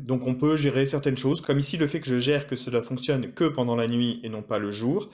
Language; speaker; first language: French; native; French